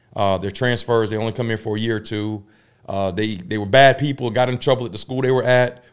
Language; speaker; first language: English; native; English